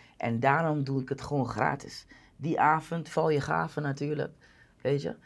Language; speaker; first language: Dutch; native; Dutch